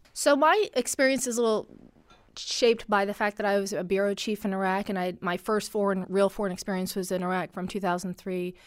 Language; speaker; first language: English; early bilingual, other home language; Arabic